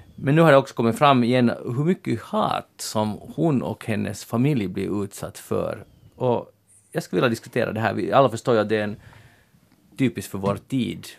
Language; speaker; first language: Swedish; native; Swedish